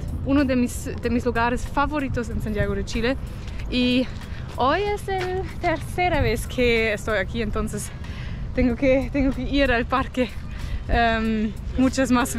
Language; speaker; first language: Spanish; non-native, learner; German